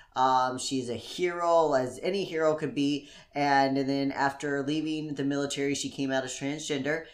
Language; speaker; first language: English; native; English